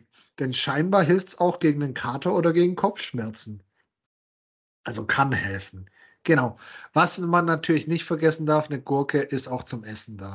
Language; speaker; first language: German; native; German